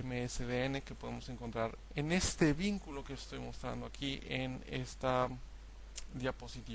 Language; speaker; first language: Spanish; native; Spanish